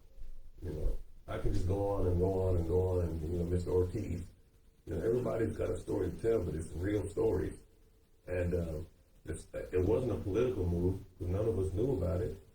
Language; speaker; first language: English; native; English